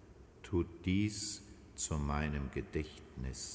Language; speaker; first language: German; native; German